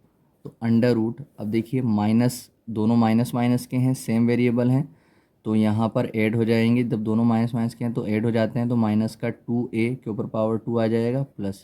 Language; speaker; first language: Hindi; native; Hindi